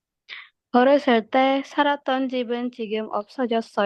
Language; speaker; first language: Korean; non-native, learner; Indonesian